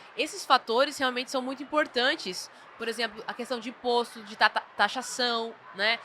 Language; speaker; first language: Portuguese; native; Portuguese